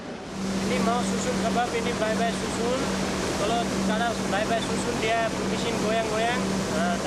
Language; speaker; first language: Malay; non-native, learner; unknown